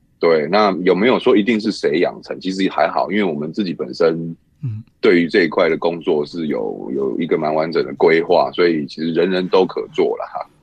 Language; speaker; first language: Chinese; native; Chinese